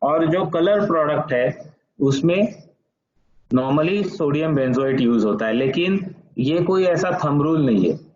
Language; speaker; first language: Hindi; non-native, local second language; Marathi